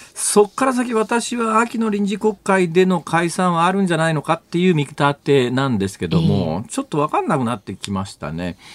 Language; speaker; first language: Japanese; native; Japanese